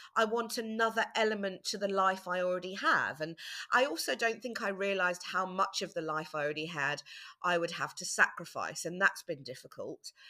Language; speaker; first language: English; native; English